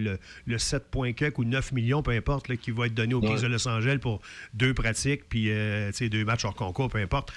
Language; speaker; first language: French; native; French